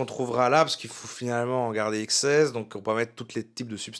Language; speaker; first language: French; native; French